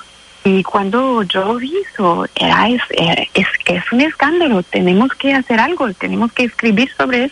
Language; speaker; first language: Spanish; non-native, fluent; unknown